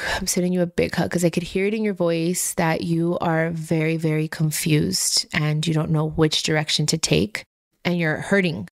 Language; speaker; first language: English; native; English